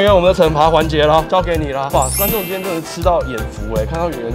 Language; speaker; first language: Chinese; native; Chinese